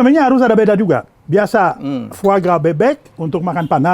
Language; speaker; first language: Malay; non-native, fluent; French